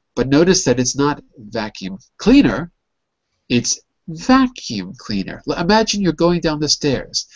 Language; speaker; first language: English; native; English